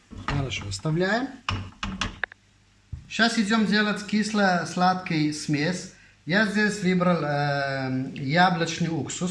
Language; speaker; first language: Russian; non-native, fluent; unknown